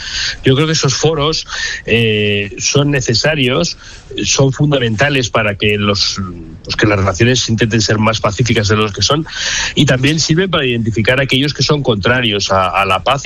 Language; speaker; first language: Spanish; native; Spanish